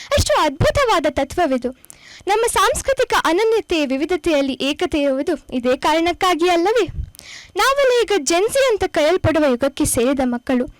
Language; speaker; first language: Kannada; non-native, local second language; Konkani